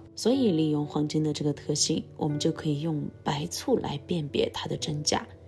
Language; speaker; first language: Chinese; native; Chinese